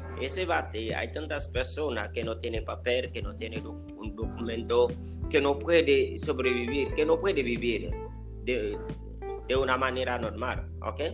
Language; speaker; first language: Spanish; non-native, learner; Haitian Creole